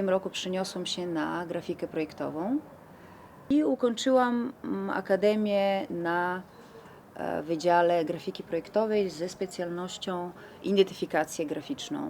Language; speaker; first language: Polish; non-native, fluent; Bulgarian